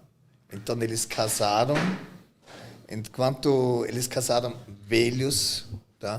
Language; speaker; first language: Portuguese; non-native, fluent; German